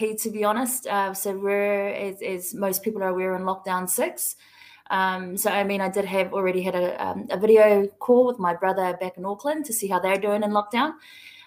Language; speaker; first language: English; native; English